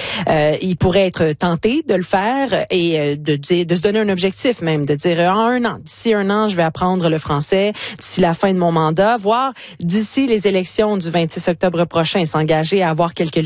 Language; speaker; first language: French; native; French